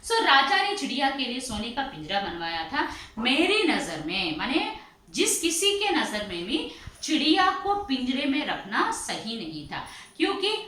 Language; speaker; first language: Hindi; non-native, local second language; Telugu